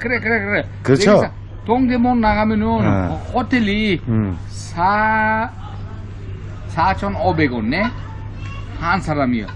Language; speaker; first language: Korean; non-native, learner; Uzbek